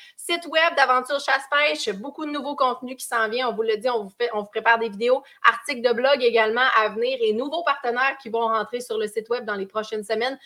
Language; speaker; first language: French; native; French